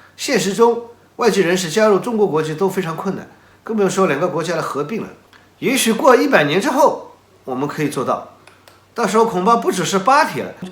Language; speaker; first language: Chinese; native; Chinese